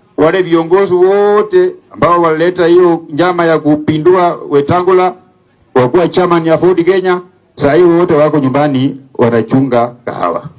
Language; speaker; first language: Swahili; non-native, local second language; Luyia